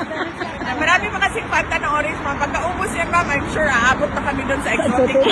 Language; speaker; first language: Filipino; native; Filipino